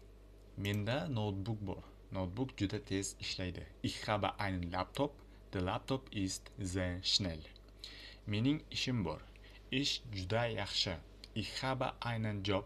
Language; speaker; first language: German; non-native, fluent; Uzbek